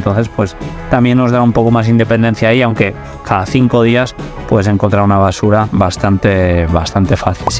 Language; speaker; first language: Spanish; native; Spanish